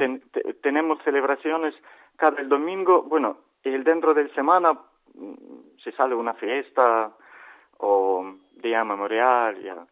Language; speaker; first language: Spanish; non-native, learner; Ukrainian